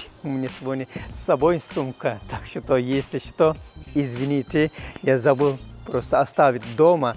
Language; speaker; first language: Russian; non-native, fluent; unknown